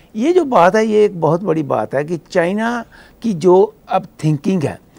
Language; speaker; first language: Hindi; native; Hindi